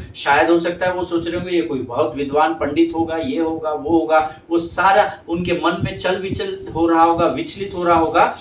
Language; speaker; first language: Hindi; non-native, local second language; Marathi